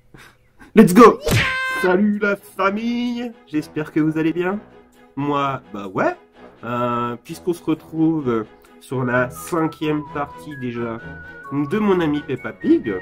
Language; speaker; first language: French; native; French